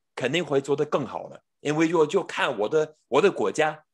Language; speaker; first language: Chinese; non-native, fluent; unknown